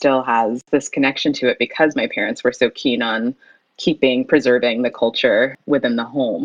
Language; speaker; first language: English; native; English